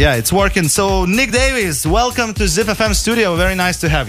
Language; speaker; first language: English; non-native, fluent; Lithuanian